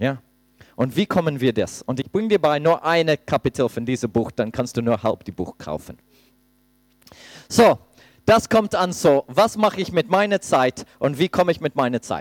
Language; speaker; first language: German; non-native, fluent; English